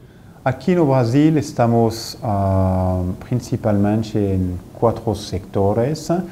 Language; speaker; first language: Portuguese; non-native, fluent; French